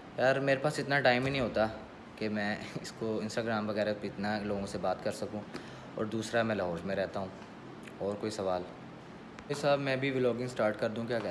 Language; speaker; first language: Urdu; native; Urdu